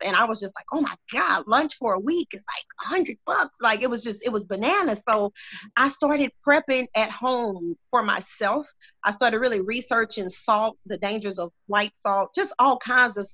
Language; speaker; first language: English; native; English